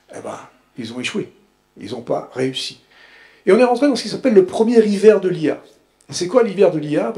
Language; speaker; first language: French; native; French